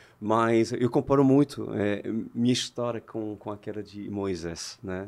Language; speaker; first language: Portuguese; non-native, fluent; French